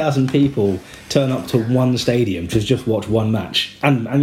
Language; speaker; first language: English; native; English